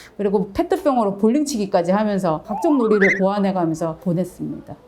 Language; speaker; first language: Korean; native; Korean